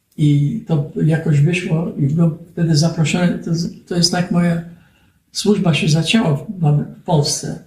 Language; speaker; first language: Polish; early bilingual, heritage; Polish